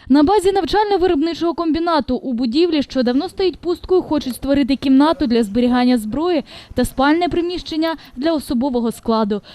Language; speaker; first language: Ukrainian; native; Ukrainian